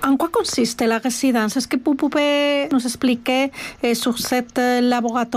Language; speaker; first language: French; non-native, fluent; Spanish